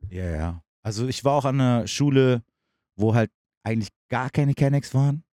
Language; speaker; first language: German; early bilingual, other home language; Turkish